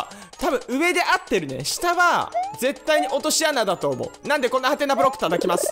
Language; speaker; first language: Japanese; native; Japanese